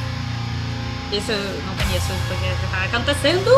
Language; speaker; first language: Portuguese; non-native, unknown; Russian